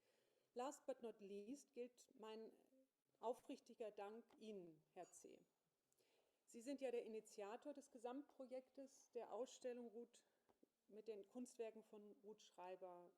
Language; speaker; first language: German; native; German